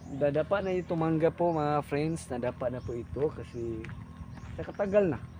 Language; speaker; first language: Filipino; non-native, local second language; Cebuano